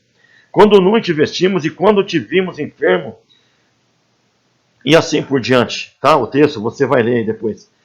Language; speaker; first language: Portuguese; native; Portuguese